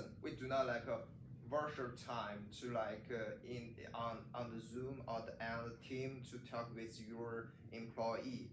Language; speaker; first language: English; non-native, learner; Chinese